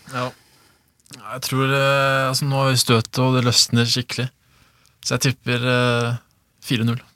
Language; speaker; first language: Norwegian; early bilingual, other home language; Swedish